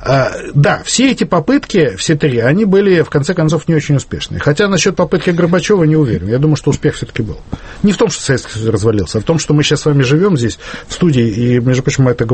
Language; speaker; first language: Russian; native; Russian